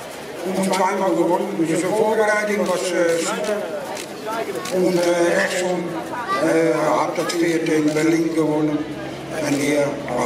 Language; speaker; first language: German; non-native, learner; Dutch